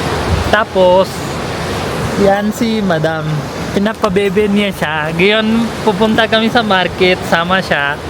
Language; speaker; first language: Filipino; non-native, learner; Punjabi